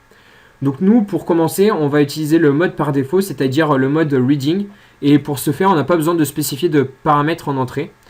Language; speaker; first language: French; native; French